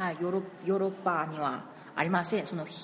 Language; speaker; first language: Japanese; non-native, learner; Chinese